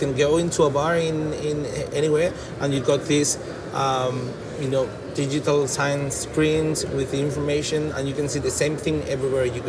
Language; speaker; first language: English; non-native, fluent; Spanish